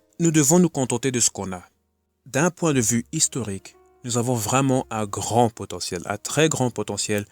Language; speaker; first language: French; native; French